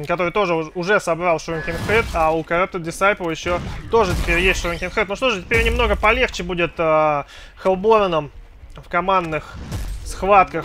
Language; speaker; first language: Russian; native; Russian